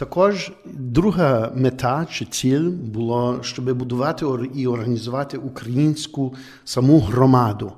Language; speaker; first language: Ukrainian; early bilingual, heritage; Ukrainian